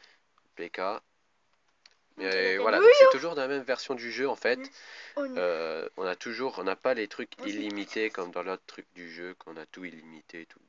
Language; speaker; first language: French; native; French